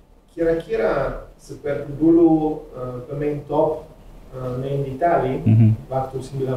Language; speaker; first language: Indonesian; non-native, fluent; Italian